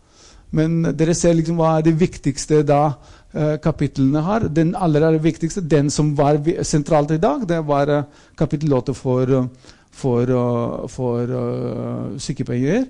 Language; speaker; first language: Norwegian; non-native, fluent; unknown